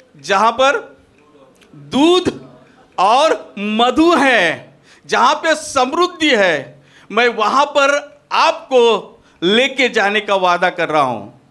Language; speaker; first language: Hindi; non-native, local second language; Marathi